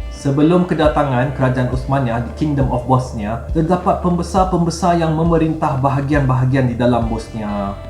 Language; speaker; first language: Malay; native; Malay